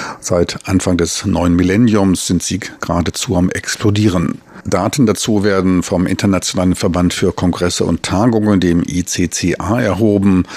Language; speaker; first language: German; native; German